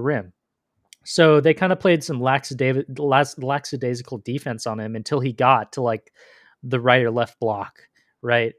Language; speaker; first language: English; native; English